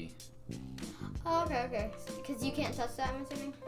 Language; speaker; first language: English; native; English